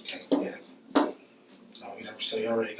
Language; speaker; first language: English; native; English